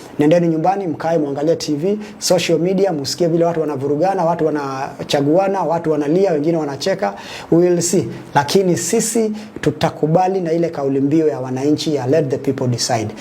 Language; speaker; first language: Swahili; native; Swahili